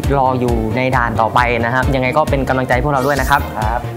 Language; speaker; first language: Thai; native; Thai